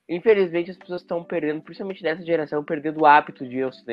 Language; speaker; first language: Portuguese; native; Portuguese